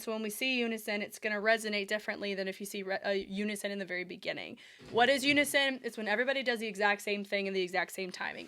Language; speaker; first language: English; native; English